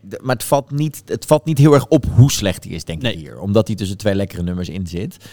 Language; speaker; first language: Dutch; native; Dutch